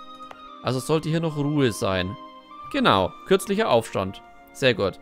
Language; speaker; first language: German; native; German